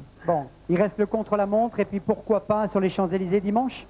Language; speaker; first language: French; native; French